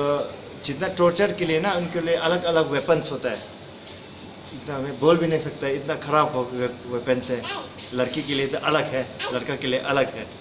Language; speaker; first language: Hindi; non-native, local second language; Tibetan